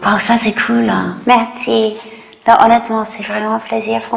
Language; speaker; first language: French; non-native, fluent; English